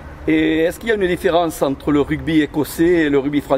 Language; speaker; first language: French; native; French